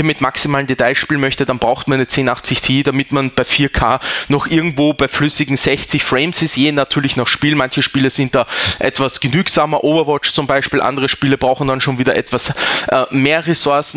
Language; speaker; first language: German; native; German